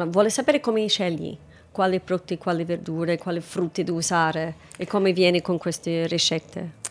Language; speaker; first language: Italian; non-native, fluent; English